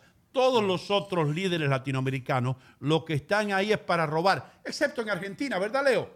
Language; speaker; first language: Spanish; native; Spanish